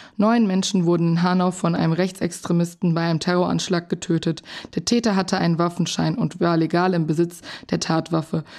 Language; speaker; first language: German; early bilingual, other home language; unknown